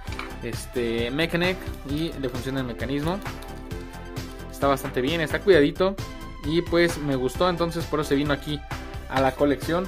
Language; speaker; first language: Spanish; native; Spanish